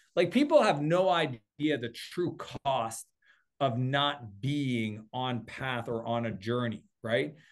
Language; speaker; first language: English; native; English